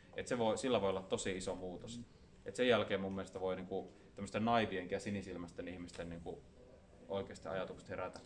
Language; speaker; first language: Finnish; native; Finnish